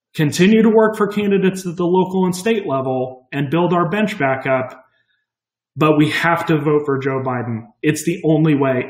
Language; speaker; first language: English; native; English